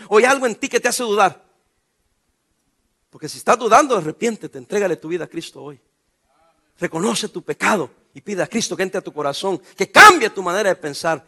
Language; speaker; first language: Spanish; native; Spanish